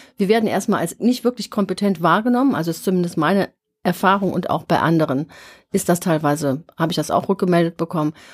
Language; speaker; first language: German; native; German